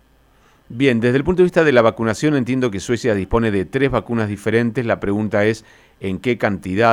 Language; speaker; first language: Spanish; native; Spanish